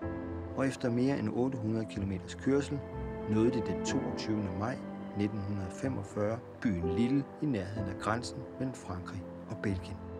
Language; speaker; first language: Danish; native; Danish